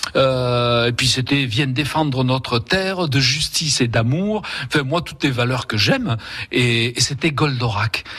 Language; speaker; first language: French; early bilingual, other home language; Spanish